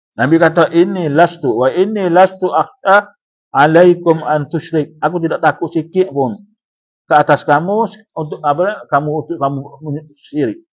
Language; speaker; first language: Malay; native; Malay